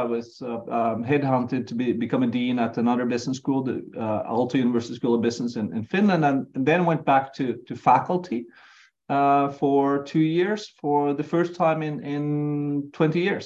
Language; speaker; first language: English; non-native, fluent; Norwegian